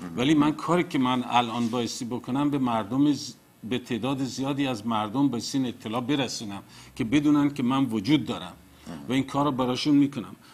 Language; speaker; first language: Persian; early bilingual, heritage; Persian